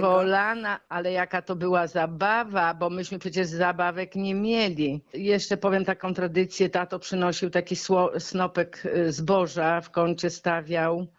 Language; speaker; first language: Polish; native; Polish